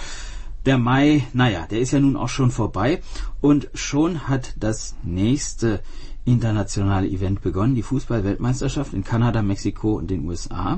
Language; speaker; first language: German; native; German